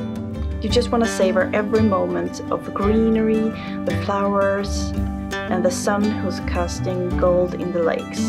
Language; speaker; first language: English; non-native, fluent; Swedish